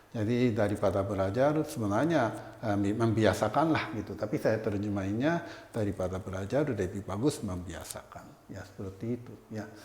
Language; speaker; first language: Indonesian; non-native, fluent; Japanese